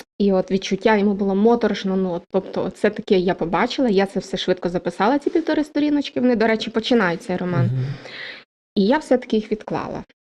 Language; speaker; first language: Ukrainian; native; Ukrainian